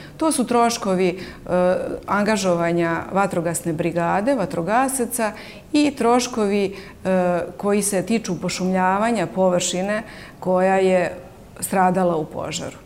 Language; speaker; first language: Serbian; native; Serbian